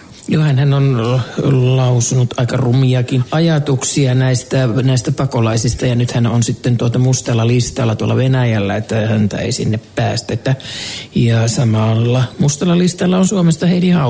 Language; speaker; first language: Finnish; native; Finnish